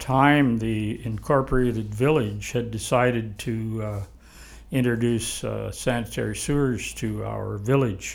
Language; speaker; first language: English; native; English